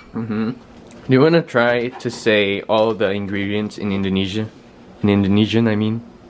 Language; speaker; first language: English; non-native, fluent; Indonesian